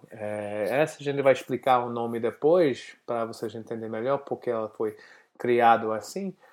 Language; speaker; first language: Portuguese; non-native, learner; English